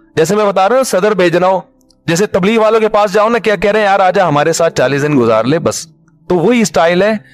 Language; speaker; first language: Urdu; native; Urdu